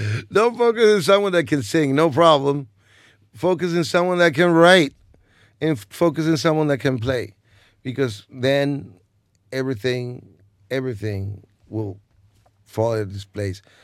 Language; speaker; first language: English; non-native, fluent; Spanish